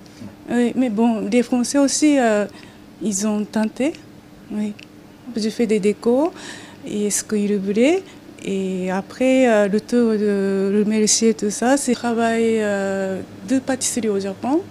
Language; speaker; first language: French; non-native, learner; Japanese